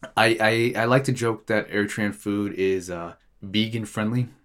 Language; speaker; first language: English; non-native, fluent; Tigrinya